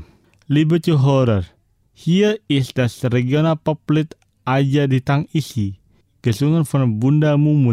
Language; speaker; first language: German; non-native, fluent; Indonesian